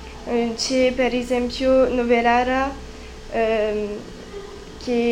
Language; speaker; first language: Italian; non-native, learner; French